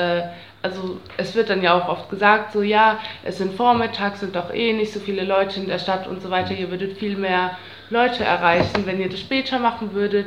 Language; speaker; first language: German; native; German